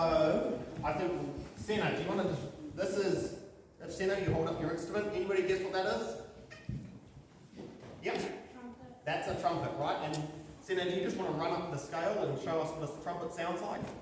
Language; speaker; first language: English; native; English